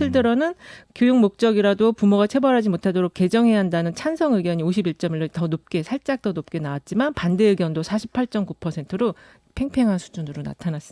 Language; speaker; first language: Korean; native; Korean